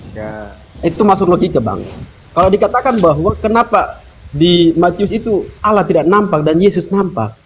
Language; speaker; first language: Indonesian; native; Indonesian